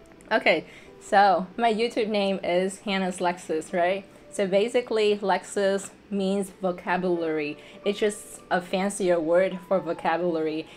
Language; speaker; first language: English; non-native, fluent; Vietnamese